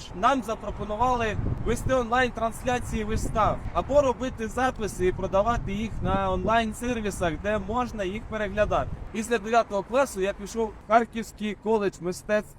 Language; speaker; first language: Ukrainian; non-native, local second language; Russian